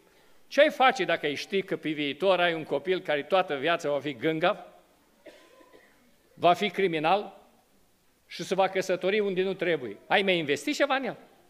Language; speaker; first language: Romanian; native; Romanian